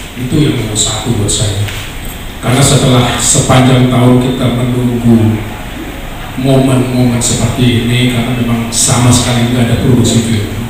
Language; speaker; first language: Indonesian; native; Indonesian